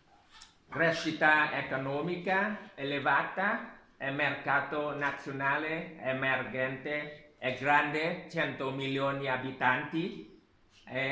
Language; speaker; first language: Italian; non-native, learner; Vietnamese